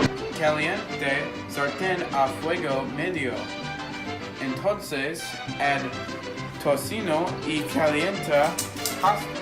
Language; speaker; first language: Spanish; non-native, learner; English